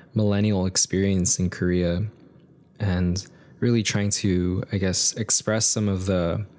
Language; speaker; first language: English; native; English